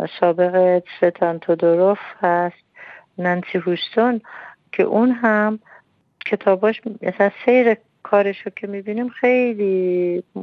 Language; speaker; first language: Persian; non-native, local second language; Armenian